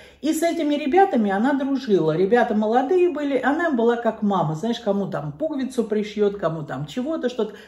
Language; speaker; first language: Russian; native; Russian